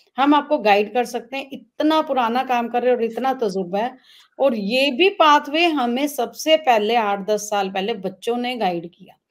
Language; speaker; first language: Hindi; non-native, local second language; Punjabi